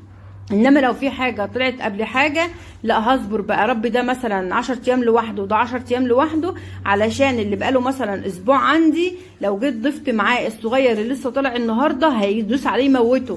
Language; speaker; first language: Arabic; native; Arabic